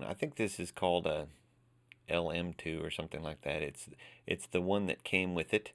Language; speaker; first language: English; native; English